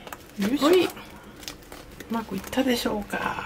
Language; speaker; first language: Japanese; native; Japanese